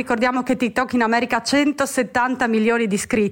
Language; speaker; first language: Italian; native; Italian